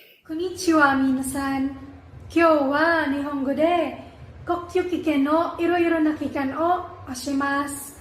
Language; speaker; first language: Japanese; non-native, learner; Filipino